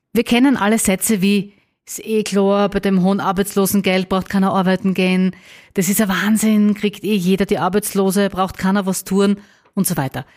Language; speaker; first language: German; native; German